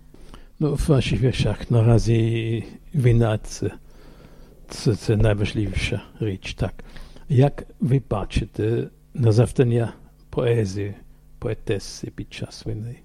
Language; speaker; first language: Ukrainian; non-native, fluent; German